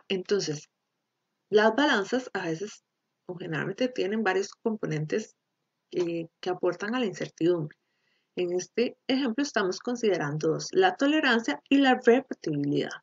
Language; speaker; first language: Spanish; native; Spanish